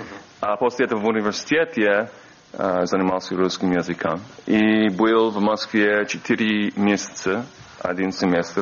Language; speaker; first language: Russian; non-native, learner; English